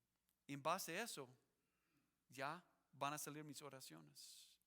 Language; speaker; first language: Spanish; non-native, fluent; English